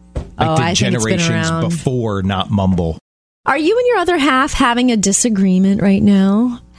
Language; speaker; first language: English; native; English